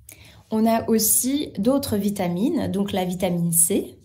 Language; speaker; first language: French; native; French